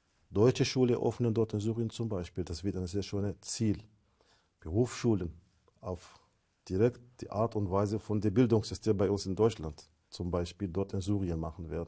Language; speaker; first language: German; non-native, fluent; Arabic